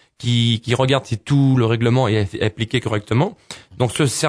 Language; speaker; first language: French; native; French